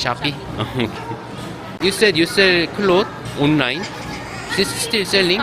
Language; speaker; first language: English; non-native, learner; Korean